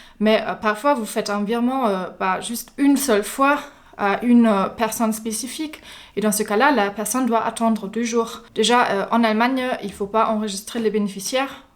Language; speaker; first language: French; non-native, fluent; German